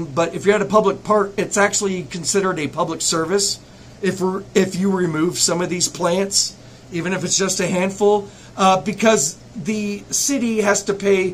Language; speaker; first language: English; native; English